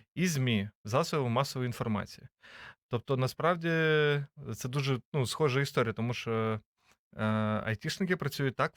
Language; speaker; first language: Ukrainian; native; Ukrainian